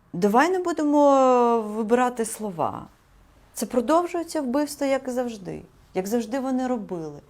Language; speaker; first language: Ukrainian; non-native, local second language; Crimean Tatar